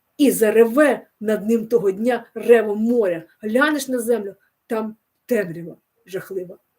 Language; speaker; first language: Ukrainian; non-native, local second language; Russian